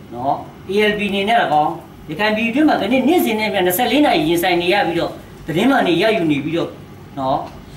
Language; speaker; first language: Burmese; non-native, local second language; S'gaw Karen